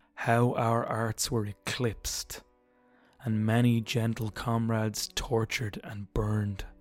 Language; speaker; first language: English; native; English